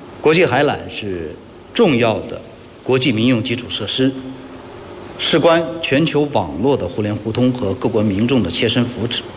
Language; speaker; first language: Chinese; native; Chinese